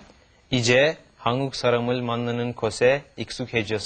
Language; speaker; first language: Korean; non-native, learner; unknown